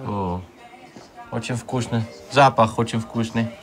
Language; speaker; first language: Russian; non-native, fluent; Dutch